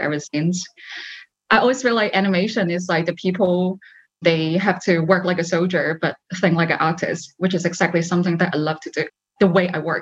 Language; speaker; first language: English; non-native, local second language; Cantonese